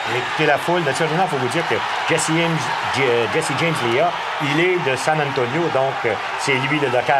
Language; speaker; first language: French; native; French